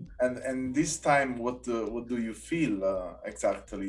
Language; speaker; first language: English; non-native, learner; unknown